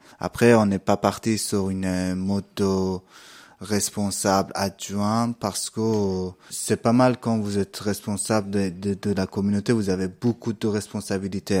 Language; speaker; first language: French; non-native, fluent; Persian